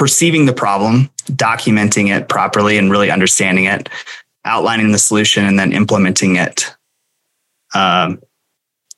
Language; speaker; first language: English; native; English